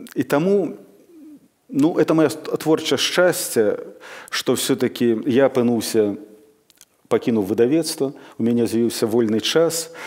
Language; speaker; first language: Russian; non-native, local second language; Belarusian